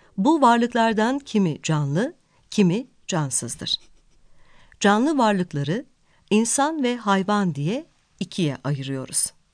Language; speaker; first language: Turkish; native; Turkish